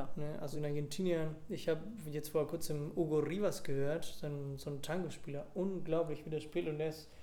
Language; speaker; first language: German; non-native, fluent; Spanish